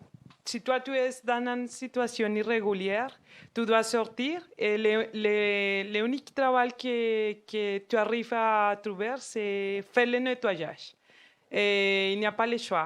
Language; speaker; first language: French; non-native, fluent; Spanish